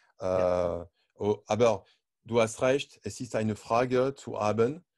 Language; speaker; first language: German; non-native, learner; French